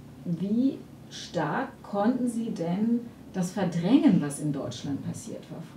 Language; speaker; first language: German; native; German